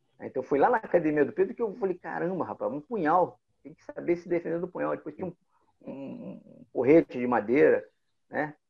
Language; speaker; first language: Portuguese; native; Portuguese